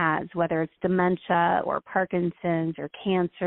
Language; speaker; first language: English; native; English